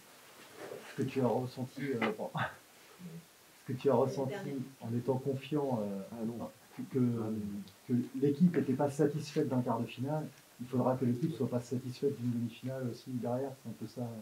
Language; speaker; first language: French; native; French